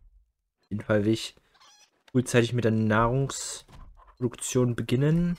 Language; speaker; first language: German; native; German